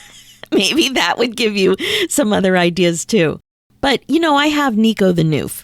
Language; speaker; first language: English; native; English